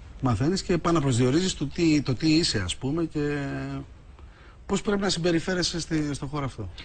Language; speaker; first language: Greek; native; Greek